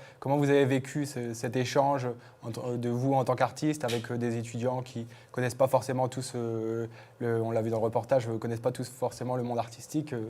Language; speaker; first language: French; native; French